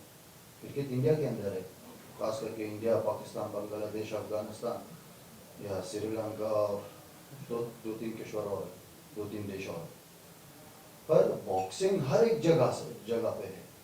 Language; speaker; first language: Hindi; non-native, fluent; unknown